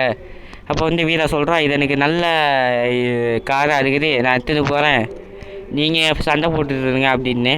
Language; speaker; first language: Tamil; native; Tamil